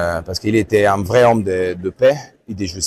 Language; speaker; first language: French; non-native, fluent; Italian